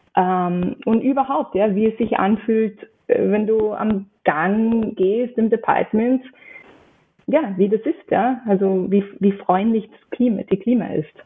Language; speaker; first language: German; non-native, fluent; English